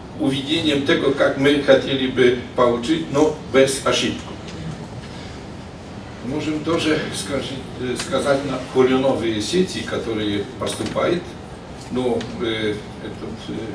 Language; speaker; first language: Russian; non-native, learner; Polish